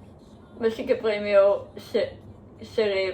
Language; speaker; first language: Portuguese; non-native, learner; German